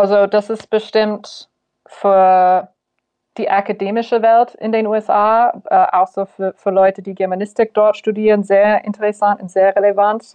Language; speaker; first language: German; non-native, fluent; English